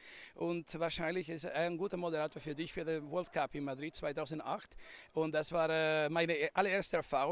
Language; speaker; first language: German; non-native, fluent; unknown